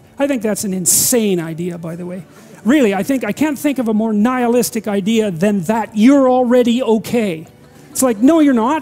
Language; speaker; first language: English; native; English